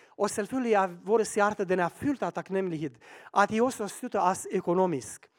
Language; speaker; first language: Swedish; non-native, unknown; Romanian